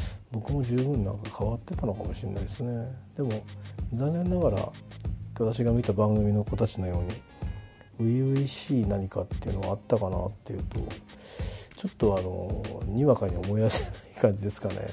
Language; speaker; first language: Japanese; native; Japanese